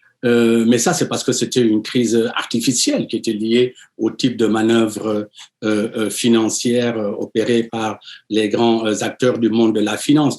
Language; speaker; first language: French; native; French